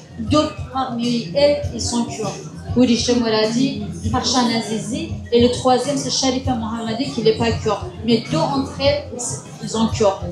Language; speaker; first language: French; non-native, fluent; Kurdish